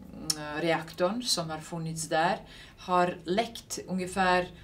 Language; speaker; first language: Swedish; non-native, fluent; Serbian